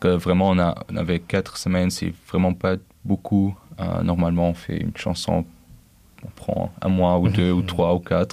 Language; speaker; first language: French; non-native, local second language; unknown